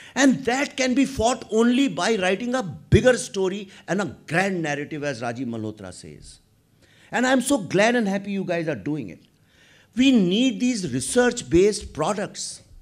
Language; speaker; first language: English; non-native, local second language; Hindi